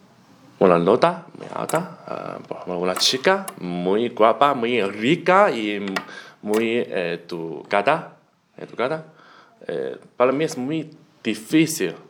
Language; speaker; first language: Spanish; non-native, learner; Chinese